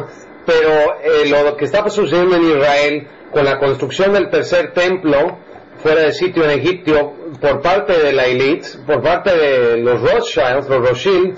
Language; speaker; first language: Spanish; native; Spanish